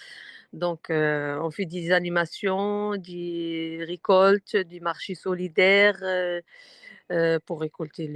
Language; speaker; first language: French; non-native, fluent; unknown